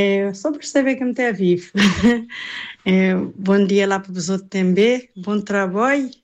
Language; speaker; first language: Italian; non-native, learner; Kabuverdianu